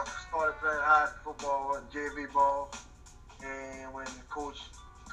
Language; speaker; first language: English; native; English